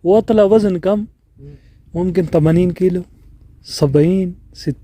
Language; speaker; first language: Arabic; non-native, learner; Urdu